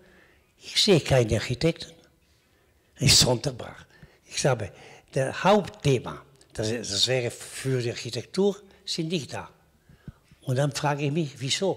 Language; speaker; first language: German; non-native, local second language; Italian